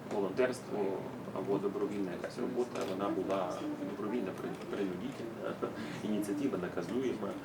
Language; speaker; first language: Ukrainian; non-native, fluent; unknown